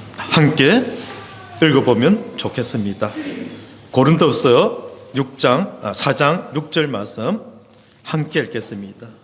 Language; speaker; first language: Korean; native; Korean